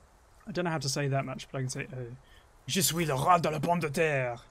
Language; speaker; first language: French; non-native, learner; English